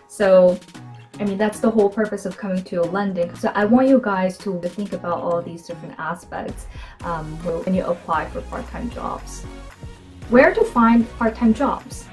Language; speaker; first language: English; non-native, fluent; Korean